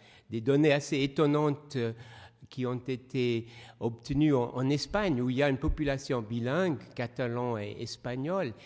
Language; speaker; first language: French; non-native, fluent; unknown